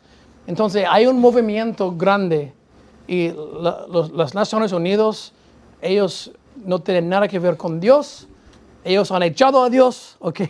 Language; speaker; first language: Spanish; non-native, fluent; English